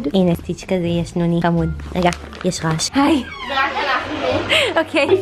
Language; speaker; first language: Hebrew; native; Hebrew